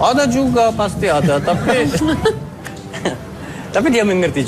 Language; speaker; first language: Indonesian; non-native, fluent; Turkish